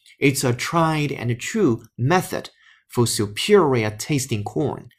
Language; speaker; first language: English; non-native, fluent; Chinese